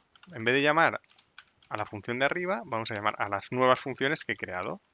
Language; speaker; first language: Spanish; native; Spanish